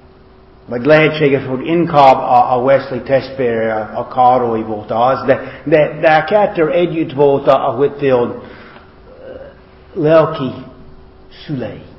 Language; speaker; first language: Hungarian; non-native, learner; English